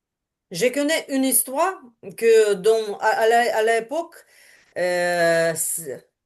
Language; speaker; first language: French; non-native, learner; Ukrainian